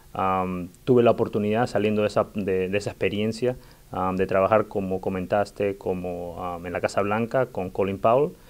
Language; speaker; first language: Spanish; early bilingual, heritage; Spanish